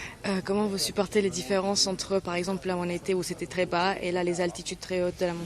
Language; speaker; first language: French; non-native, fluent; Serbian